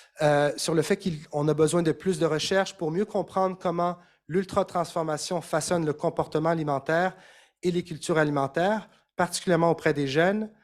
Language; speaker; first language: French; native; French